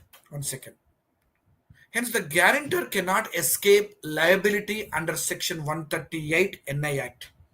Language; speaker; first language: English; non-native, local second language; Telugu